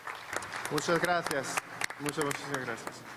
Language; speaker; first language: Spanish; non-native, fluent; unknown